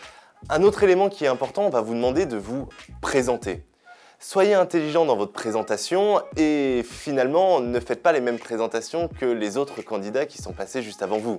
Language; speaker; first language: French; native; French